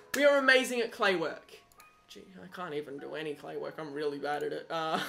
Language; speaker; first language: English; native; English